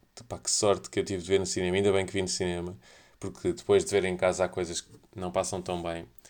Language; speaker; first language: Portuguese; native; Portuguese